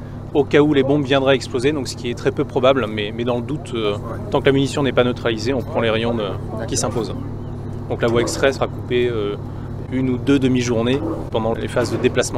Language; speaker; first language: French; native; French